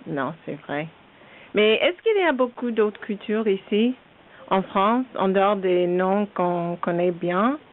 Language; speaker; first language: French; non-native, learner; English